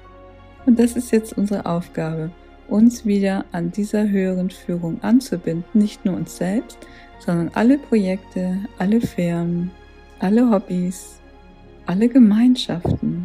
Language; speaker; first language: German; native; German